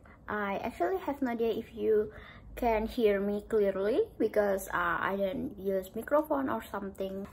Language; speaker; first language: English; non-native, learner; Indonesian